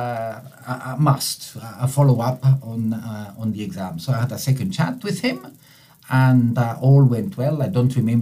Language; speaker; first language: English; non-native, fluent; Italian